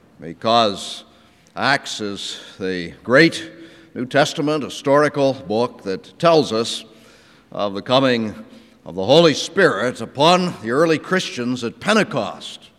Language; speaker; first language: English; native; English